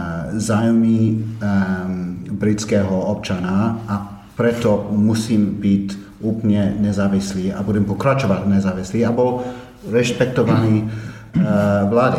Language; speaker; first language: Slovak; non-native, fluent; English